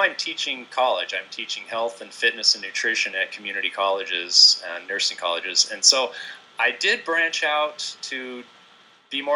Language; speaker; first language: English; native; English